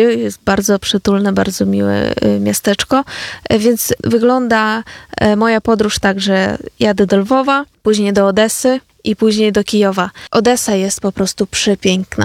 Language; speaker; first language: Polish; non-native, fluent; Ukrainian